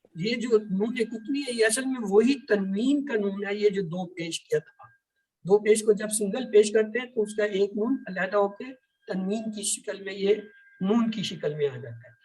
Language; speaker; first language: Urdu; native; Urdu